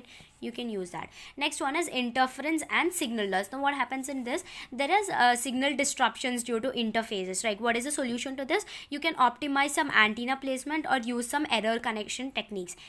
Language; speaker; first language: English; non-native, local second language; Telugu